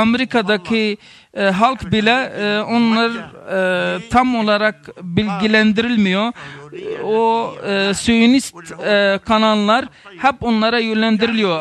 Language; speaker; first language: Turkish; non-native, fluent; Arabic